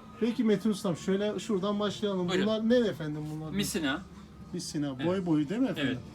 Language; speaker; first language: Turkish; native; Turkish